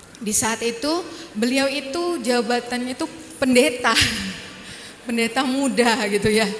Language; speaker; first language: Indonesian; native; Indonesian